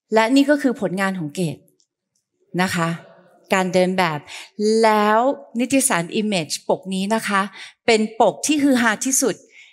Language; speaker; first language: Thai; early bilingual, heritage; Thai